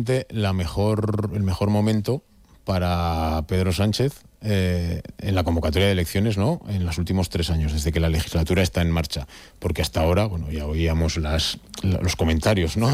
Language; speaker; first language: Spanish; native; Spanish